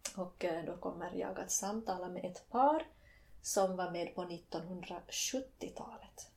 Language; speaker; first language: Swedish; native; Swedish